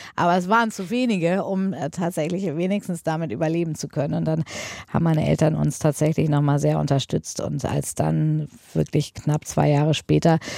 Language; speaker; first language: German; native; German